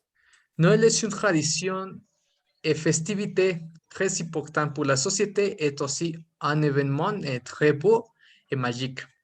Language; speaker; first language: French; non-native, learner; Spanish